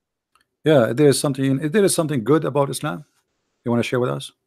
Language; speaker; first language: English; non-native, fluent; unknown